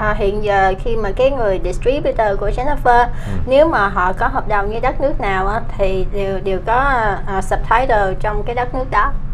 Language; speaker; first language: Vietnamese; early bilingual, heritage; Vietnamese